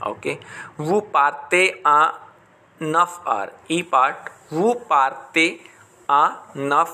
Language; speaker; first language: French; non-native, learner; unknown